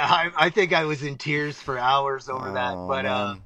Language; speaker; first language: English; native; English